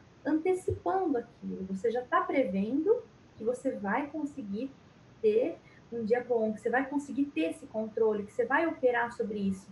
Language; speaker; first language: Portuguese; native; Portuguese